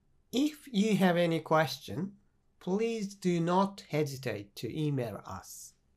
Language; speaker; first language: English; non-native, fluent; Japanese